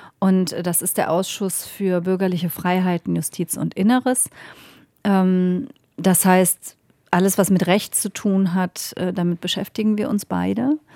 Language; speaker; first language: German; native; German